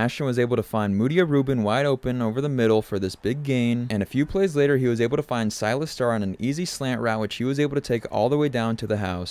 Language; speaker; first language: English; native; English